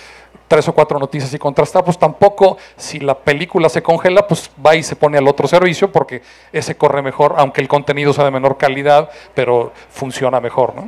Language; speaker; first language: Spanish; native; Spanish